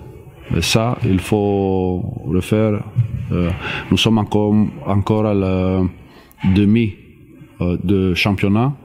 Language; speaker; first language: French; non-native, learner; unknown